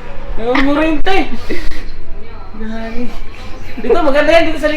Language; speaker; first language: Filipino; non-native, local second language; Cebuano